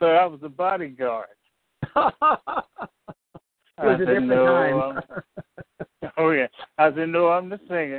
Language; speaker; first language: English; native; English